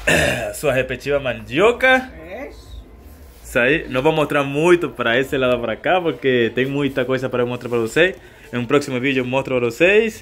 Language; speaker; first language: Portuguese; non-native, fluent; Spanish